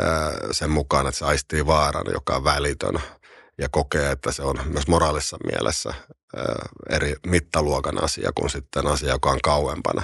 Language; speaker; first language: Finnish; native; Finnish